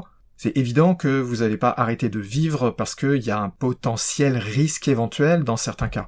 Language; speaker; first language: French; native; French